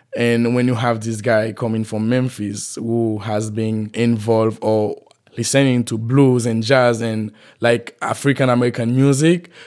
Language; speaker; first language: English; non-native, fluent; Haitian Creole